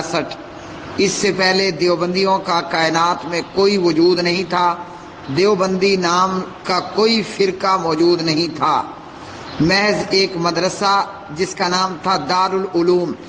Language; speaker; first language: Urdu; native; Urdu